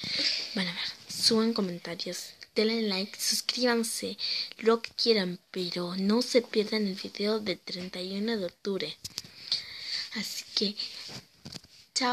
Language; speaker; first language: Spanish; native; Spanish